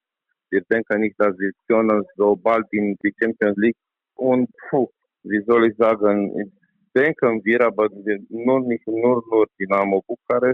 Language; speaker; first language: German; non-native, learner; Romanian